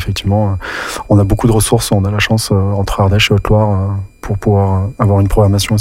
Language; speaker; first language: French; native; French